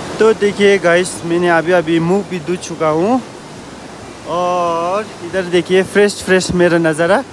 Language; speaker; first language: Hindi; non-native, local second language; Nepali